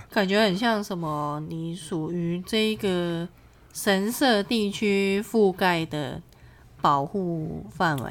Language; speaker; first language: Chinese; native; Chinese